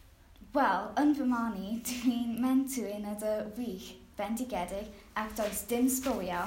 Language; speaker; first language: Welsh; non-native, learner; English